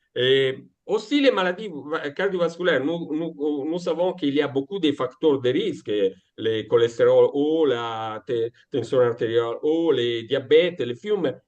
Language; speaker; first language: French; non-native, learner; Italian